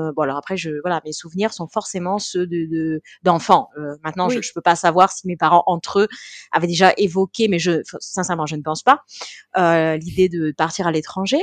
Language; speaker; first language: French; early bilingual, heritage; French